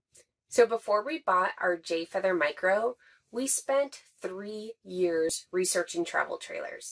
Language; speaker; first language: English; native; English